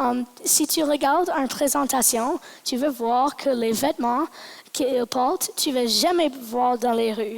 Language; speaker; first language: French; non-native, local second language; English